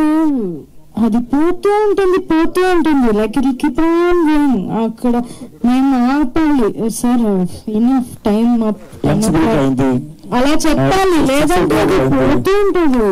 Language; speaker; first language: Telugu; non-native, fluent; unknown